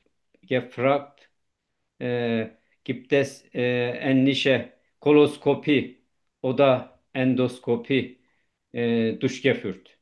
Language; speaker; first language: German; non-native, learner; Turkish